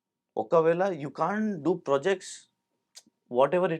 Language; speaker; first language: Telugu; non-native, local second language; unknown